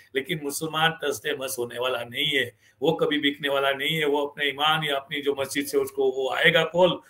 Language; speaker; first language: Hindi; non-native, local second language; Gujarati